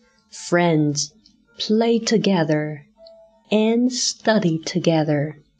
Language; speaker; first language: English; non-native, fluent; Chinese